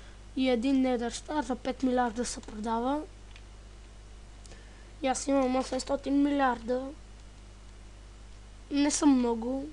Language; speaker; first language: Bulgarian; native; Bulgarian